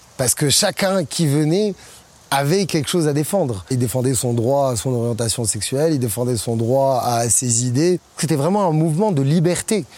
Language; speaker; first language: French; non-native, local second language; Arabic